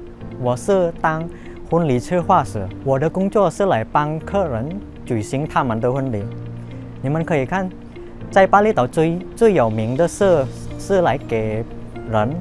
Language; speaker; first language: Chinese; non-native, learner; Indonesian